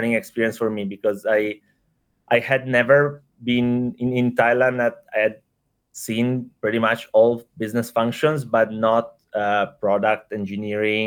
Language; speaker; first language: English; non-native, fluent; Italian